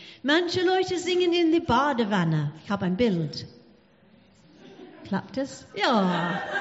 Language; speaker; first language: German; non-native, fluent; English